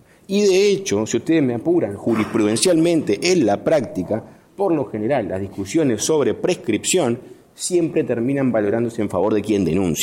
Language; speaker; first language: Spanish; native; Spanish